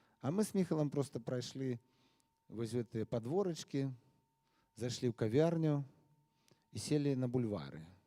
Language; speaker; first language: Belarusian; non-native, local second language; Russian